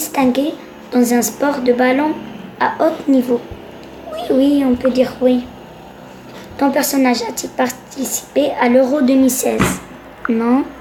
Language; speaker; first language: French; non-native, local second language; Arabic